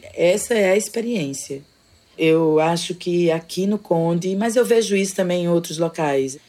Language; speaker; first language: Portuguese; native; Portuguese